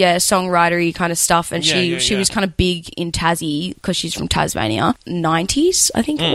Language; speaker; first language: English; native; English